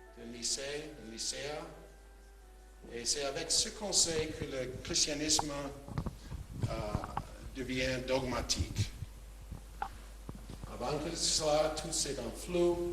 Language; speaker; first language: French; non-native, fluent; English